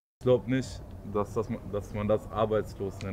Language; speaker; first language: German; early bilingual, other home language; Arabic